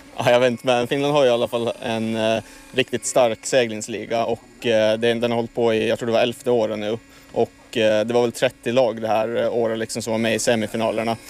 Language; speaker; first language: Swedish; native; Swedish